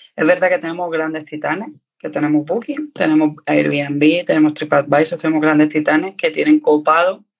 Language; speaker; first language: Spanish; native; Spanish